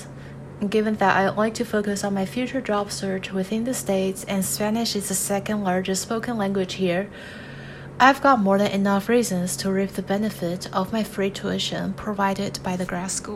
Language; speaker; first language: English; non-native, fluent; Chinese